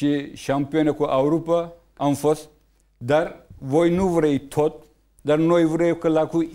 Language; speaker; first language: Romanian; non-native, learner; Turkish